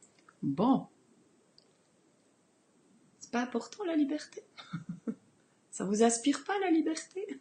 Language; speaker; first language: French; native; French